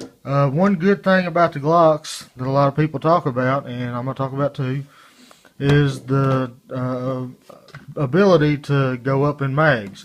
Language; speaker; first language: English; native; English